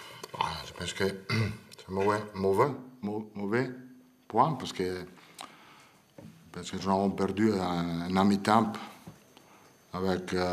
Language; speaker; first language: French; non-native, learner; Italian